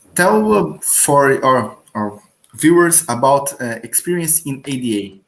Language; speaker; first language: English; non-native, learner; Portuguese